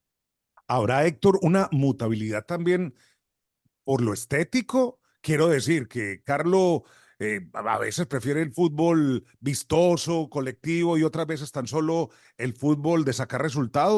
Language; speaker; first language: Spanish; native; Spanish